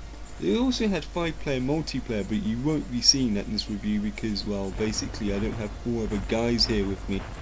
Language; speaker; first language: English; native; English